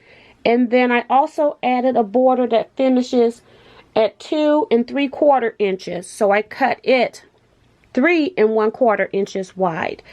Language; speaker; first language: English; native; English